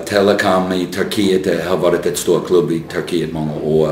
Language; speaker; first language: Swedish; non-native, fluent; English